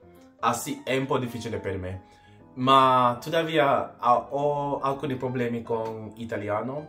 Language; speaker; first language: Italian; non-native, learner; English